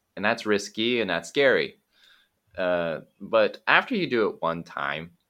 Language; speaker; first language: English; native; English